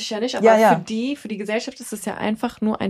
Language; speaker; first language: German; early bilingual, other home language; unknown